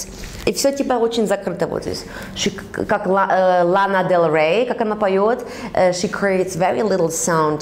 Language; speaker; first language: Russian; early bilingual, heritage; Russian